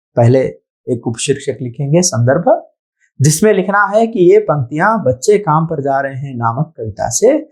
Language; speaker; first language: Hindi; non-native, local second language; Telugu